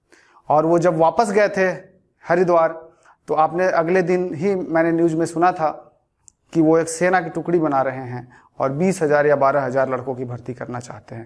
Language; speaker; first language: Hindi; native; Hindi